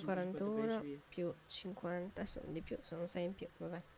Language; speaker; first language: Italian; native; Italian